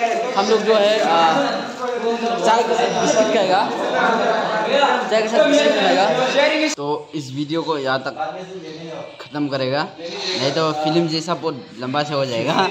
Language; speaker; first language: Hindi; non-native, local second language; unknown